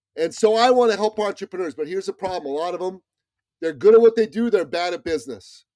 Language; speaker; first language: English; early bilingual, other home language; Persian